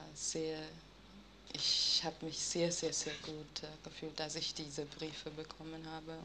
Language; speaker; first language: German; non-native, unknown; English